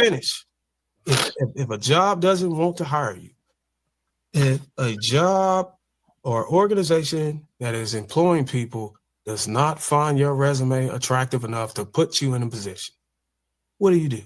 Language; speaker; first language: English; native; English